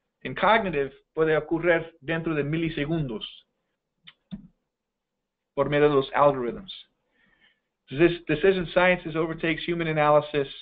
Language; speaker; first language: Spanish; non-native, fluent; English